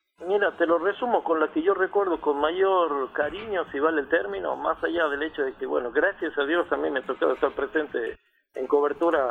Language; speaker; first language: Spanish; native; Spanish